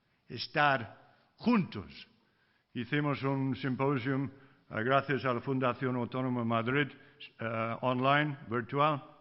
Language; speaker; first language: Spanish; non-native, fluent; English